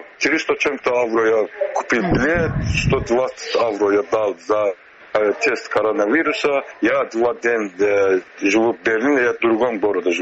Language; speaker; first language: Russian; non-native, learner; Azerbaijani